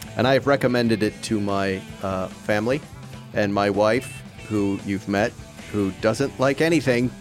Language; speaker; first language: English; native; English